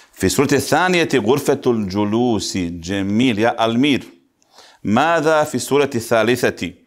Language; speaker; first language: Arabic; non-native, fluent; Bosnian